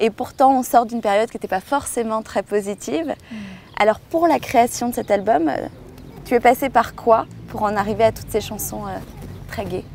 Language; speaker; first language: French; native; French